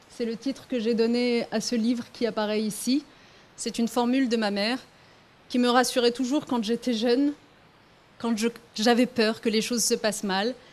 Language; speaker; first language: French; early bilingual, other home language; Riffian